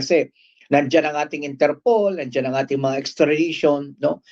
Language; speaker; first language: Filipino; native; Filipino